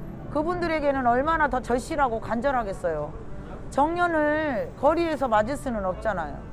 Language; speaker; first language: Korean; native; Korean